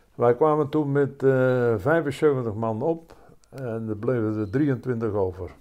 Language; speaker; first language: Dutch; native; Dutch